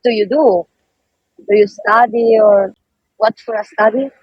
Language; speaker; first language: English; non-native, learner; Italian